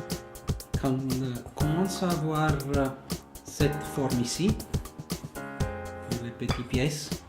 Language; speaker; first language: French; non-native, fluent; Italian